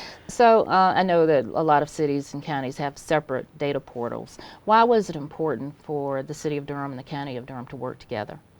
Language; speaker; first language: English; native; English